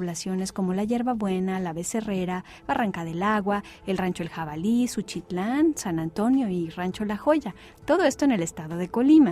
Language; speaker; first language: Spanish; native; Spanish